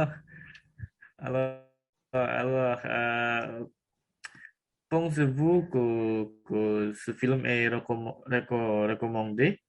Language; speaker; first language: French; non-native, learner; Indonesian